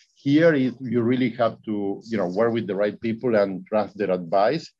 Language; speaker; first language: English; non-native, fluent; Spanish